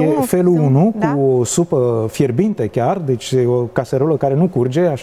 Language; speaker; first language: Romanian; native; Romanian